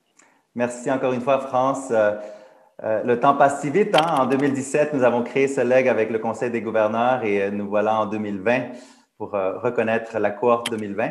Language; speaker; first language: French; native; French